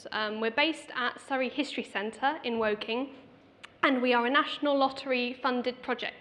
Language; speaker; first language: English; native; English